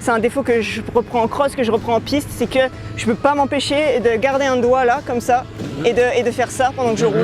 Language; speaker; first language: French; native; French